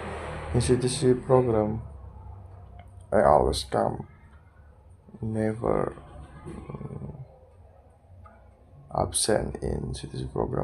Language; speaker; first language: English; non-native, learner; Indonesian